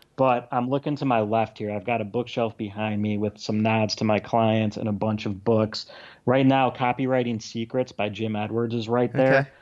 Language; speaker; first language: English; native; English